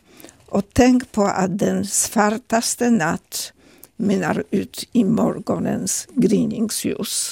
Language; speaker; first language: Swedish; non-native, fluent; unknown